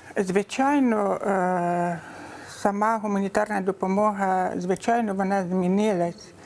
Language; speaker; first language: Ukrainian; native; Ukrainian